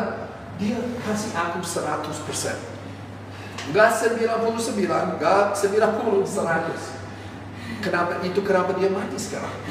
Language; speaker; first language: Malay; non-native, fluent; English